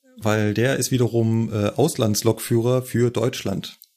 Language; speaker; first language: German; native; German